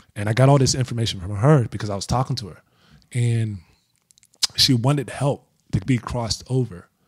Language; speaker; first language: English; native; English